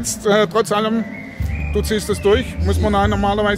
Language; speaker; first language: German; native; German